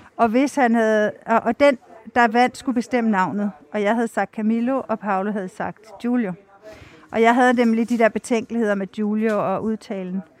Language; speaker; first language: Danish; native; Danish